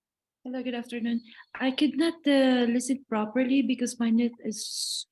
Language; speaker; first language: English; non-native, learner; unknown